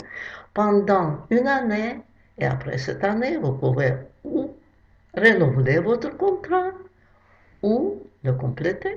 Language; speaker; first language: French; non-native, fluent; Russian